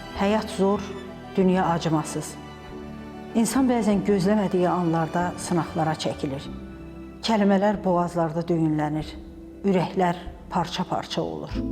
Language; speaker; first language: Azerbaijani; native; Azerbaijani